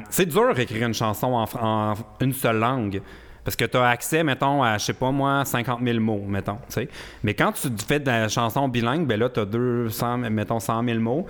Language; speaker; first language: French; native; French